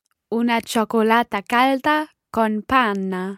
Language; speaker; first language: Italian; non-native, learner; English